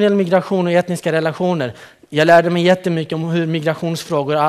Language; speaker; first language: Swedish; early bilingual, other home language; Central Kurdish